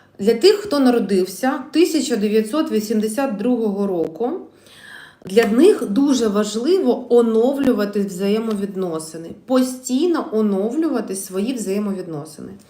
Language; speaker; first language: Ukrainian; non-native, local second language; Russian